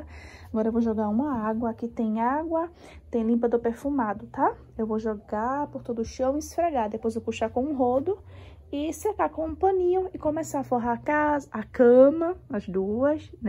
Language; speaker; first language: Portuguese; native; Portuguese